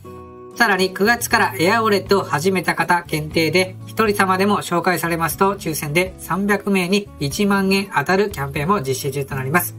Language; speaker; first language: Japanese; native; Japanese